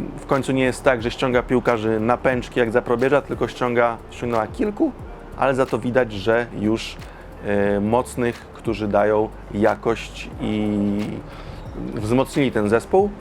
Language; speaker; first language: Polish; native; Polish